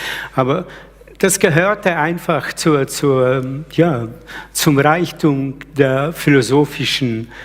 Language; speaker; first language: German; early bilingual, other home language; Slovenian